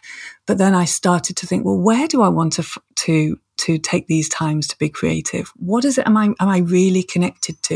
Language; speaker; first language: English; native; English